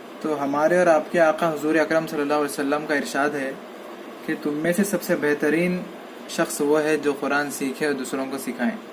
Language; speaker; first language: Urdu; native; Urdu